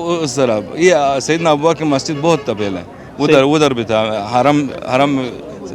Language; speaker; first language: Hindi; non-native, learner; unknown